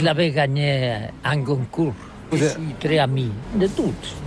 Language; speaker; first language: French; non-native, learner; Catalan